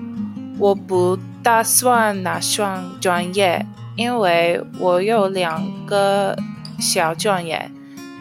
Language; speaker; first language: Chinese; non-native, learner; English